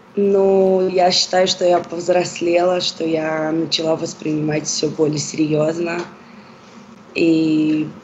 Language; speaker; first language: Russian; early bilingual, heritage; Russian